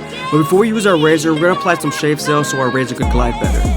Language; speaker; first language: English; native; English